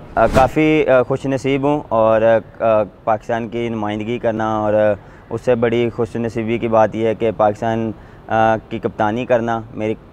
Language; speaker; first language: Urdu; non-native, local second language; Punjabi